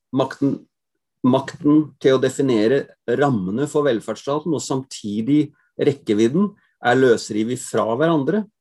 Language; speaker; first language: Norwegian; native; Norwegian